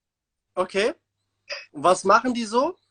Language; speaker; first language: German; native; German